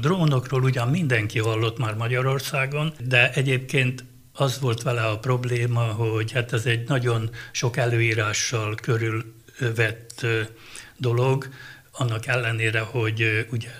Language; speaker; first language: Hungarian; native; Hungarian